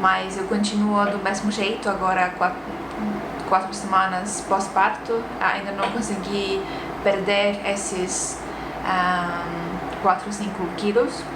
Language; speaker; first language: Portuguese; non-native, fluent; Estonian